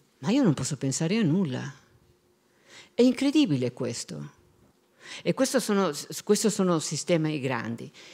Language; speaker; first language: Italian; non-native, fluent; Spanish